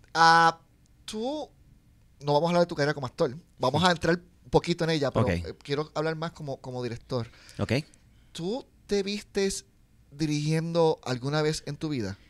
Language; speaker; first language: Spanish; native; Spanish